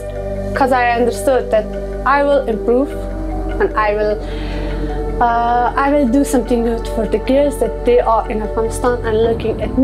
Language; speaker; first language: English; non-native, local second language; Persian